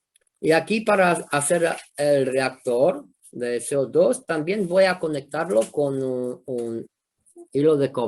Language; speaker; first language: Spanish; non-native, fluent; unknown